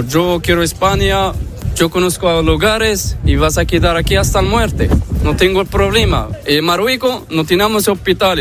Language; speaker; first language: Spanish; non-native, learner; Arabic